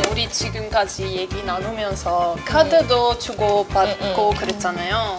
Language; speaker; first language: Korean; non-native, fluent; Italian